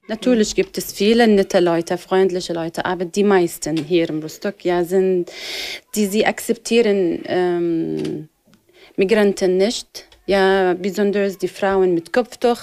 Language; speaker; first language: German; non-native, learner; Ukrainian